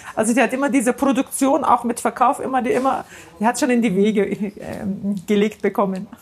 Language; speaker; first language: German; non-native, fluent; Turkish